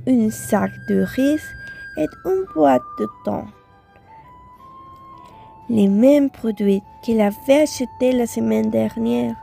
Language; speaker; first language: French; non-native, fluent; Spanish